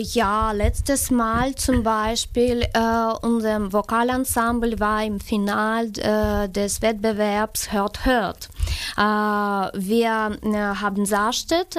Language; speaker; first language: German; non-native, learner; Ukrainian